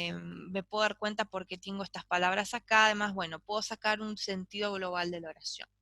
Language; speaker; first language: Spanish; native; Spanish